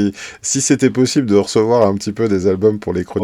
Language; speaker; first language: French; native; French